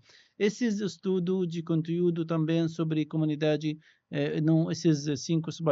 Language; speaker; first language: Portuguese; non-native, learner; Arabic